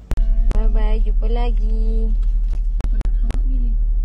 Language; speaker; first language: Malay; native; Malay